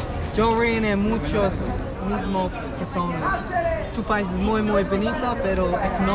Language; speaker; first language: Spanish; non-native, learner; English